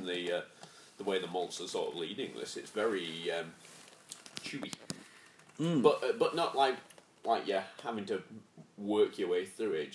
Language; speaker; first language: English; native; English